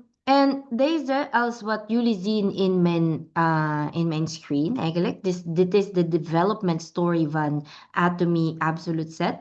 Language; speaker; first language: Dutch; non-native, learner; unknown